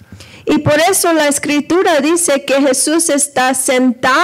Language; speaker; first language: Spanish; early bilingual, heritage; Spanish